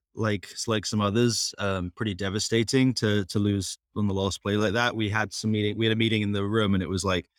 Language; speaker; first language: English; native; English